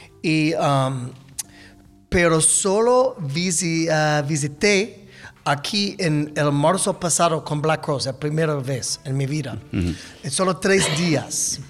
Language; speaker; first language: Spanish; non-native, learner; English